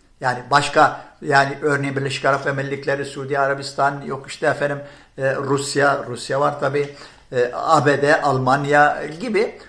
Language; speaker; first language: Turkish; non-native, fluent; Arabic